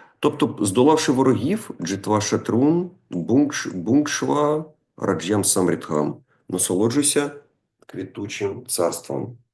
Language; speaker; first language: Ukrainian; non-native, local second language; Russian